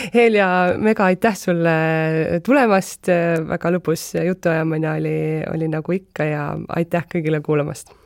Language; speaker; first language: Estonian; native; Estonian